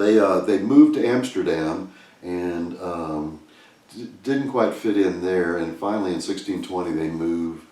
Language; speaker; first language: English; native; English